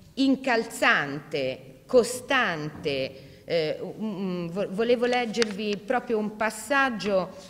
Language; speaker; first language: Italian; native; Italian